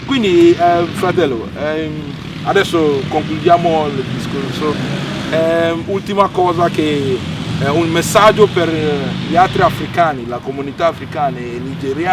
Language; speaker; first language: Italian; non-native, learner; Akan